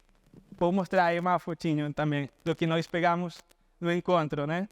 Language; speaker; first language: Portuguese; non-native, fluent; Spanish